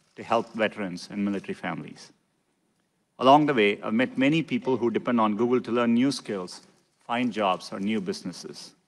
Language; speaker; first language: English; non-native, local second language; Tamil